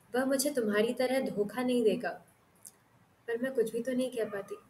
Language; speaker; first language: Hindi; non-native, local second language; Marathi